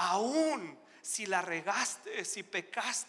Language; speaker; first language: Spanish; native; Spanish